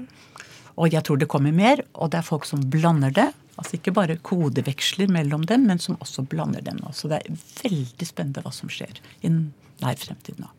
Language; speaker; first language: Norwegian; native; Norwegian